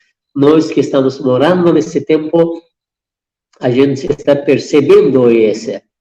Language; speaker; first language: Portuguese; non-native, fluent; Persian